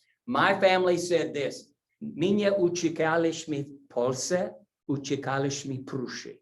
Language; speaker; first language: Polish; non-native, learner; English